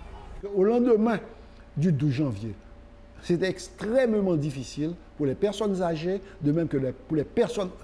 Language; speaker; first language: French; non-native, local second language; Haitian Creole